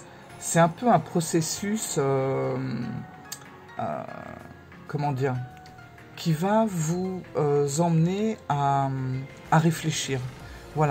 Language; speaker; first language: French; native; French